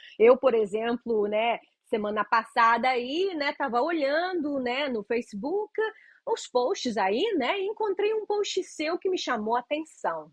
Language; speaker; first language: Portuguese; native; Portuguese